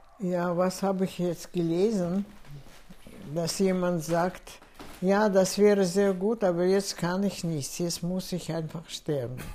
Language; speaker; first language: German; non-native, fluent; Russian